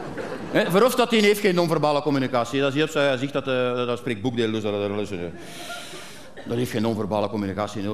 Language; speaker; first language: Dutch; native; Dutch